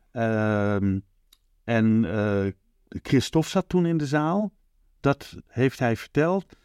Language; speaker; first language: Dutch; native; Dutch